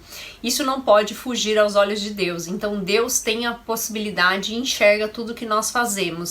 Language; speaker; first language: Portuguese; native; Portuguese